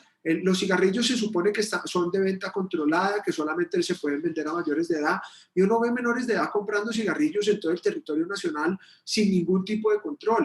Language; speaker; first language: Spanish; native; Spanish